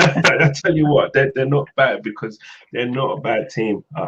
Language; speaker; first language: English; native; English